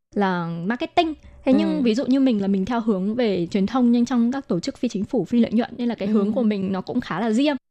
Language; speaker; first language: Vietnamese; native; Vietnamese